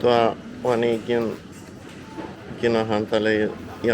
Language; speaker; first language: Thai; non-native, learner; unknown